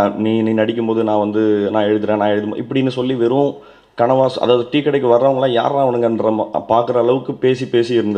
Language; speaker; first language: Tamil; native; Tamil